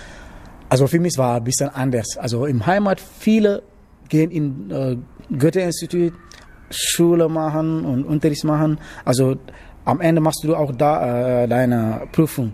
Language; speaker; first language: German; non-native, learner; Wolof